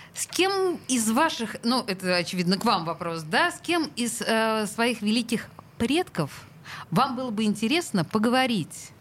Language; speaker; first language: Russian; native; Russian